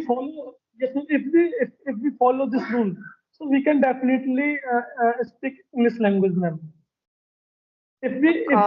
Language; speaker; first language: English; non-native, learner; Hindi